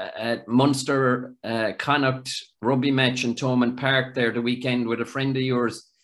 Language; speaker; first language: English; native; English